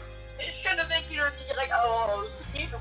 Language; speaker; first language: French; native; French